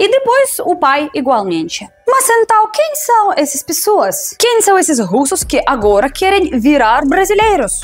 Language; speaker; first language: Portuguese; non-native, fluent; Russian